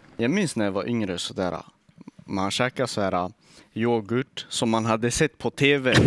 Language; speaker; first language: Swedish; early bilingual, other home language; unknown